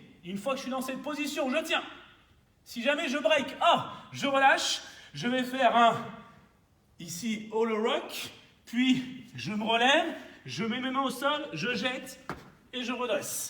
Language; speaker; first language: French; native; French